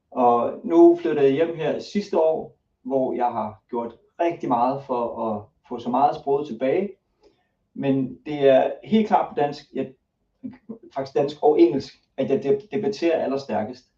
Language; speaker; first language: Danish; early bilingual, other home language; Kalaallisut